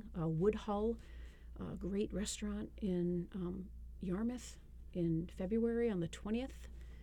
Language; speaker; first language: English; native; English